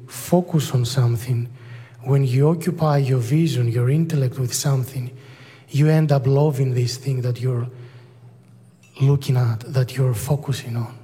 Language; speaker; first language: English; non-native, fluent; Greek